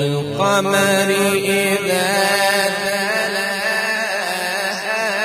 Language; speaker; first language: Arabic; native; Arabic